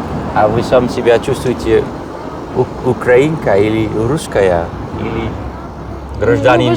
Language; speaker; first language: Russian; non-native, learner; Dutch